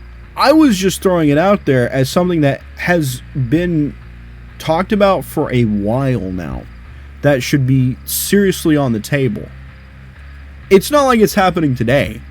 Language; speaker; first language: English; native; English